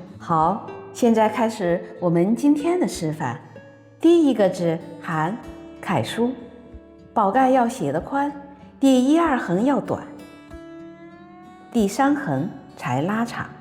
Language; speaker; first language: Chinese; native; Chinese